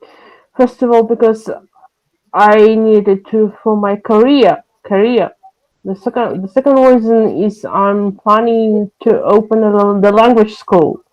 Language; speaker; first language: English; non-native, learner; French